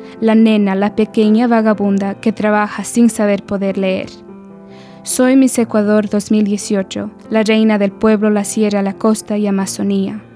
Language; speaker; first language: Spanish; early bilingual, heritage; Spanish